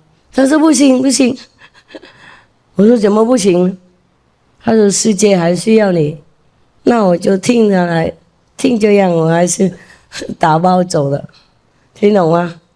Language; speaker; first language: Chinese; non-native, fluent; Vietnamese